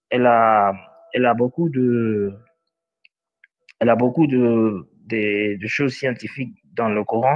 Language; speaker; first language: French; non-native, learner; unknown